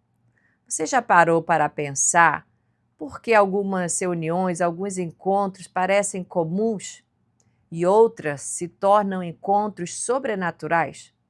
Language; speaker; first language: Portuguese; native; Portuguese